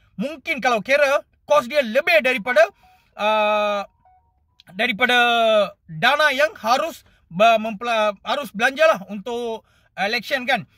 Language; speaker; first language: Malay; non-native, local second language; Tamil